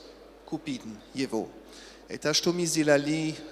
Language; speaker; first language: Russian; non-native, learner; French